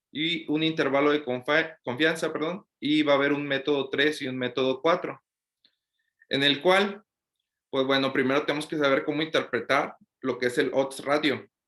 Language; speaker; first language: Spanish; native; Spanish